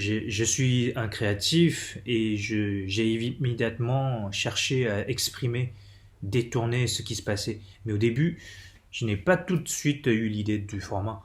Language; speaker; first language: French; non-native, fluent; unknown